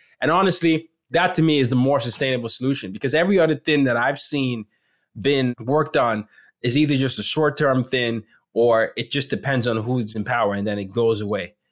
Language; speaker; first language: English; non-native, local second language; Yoruba